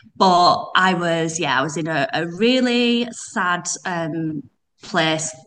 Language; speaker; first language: English; native; English